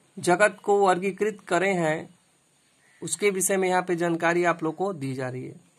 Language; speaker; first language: Hindi; native; Hindi